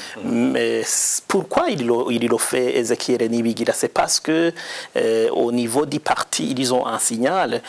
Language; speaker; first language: French; non-native, local second language; Rundi